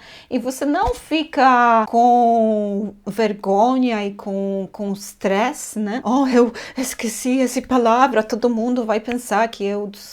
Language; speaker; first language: Portuguese; non-native, fluent; Polish